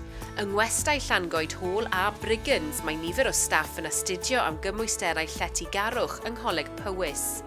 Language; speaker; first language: Welsh; native; Welsh